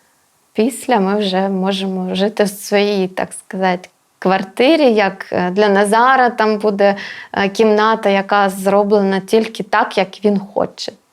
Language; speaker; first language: Ukrainian; non-native, local second language; Russian